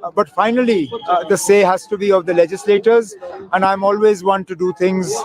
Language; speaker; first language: English; non-native, local second language; Kashmiri